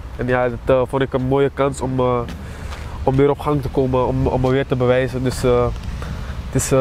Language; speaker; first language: Dutch; early bilingual, other home language; Sranan Tongo